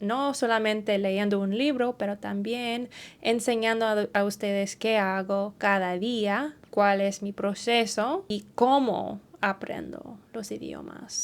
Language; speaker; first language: Spanish; early bilingual, heritage; English